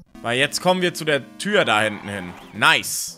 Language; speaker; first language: German; native; German